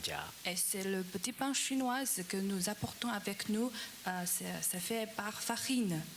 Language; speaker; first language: French; non-native, learner; Chinese